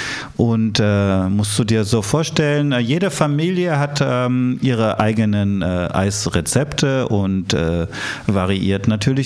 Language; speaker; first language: German; early bilingual, other home language; Italian